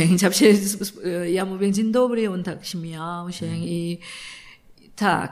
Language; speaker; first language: Polish; non-native, learner; Korean